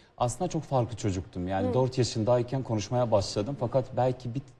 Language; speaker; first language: Turkish; non-native, learner; Serbian